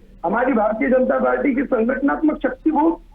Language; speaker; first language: Hindi; non-native, local second language; Marathi